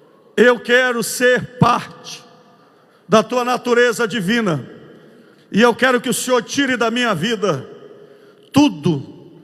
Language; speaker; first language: Portuguese; native; Portuguese